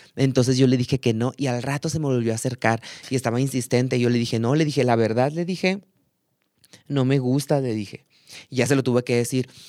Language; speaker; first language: Spanish; native; Spanish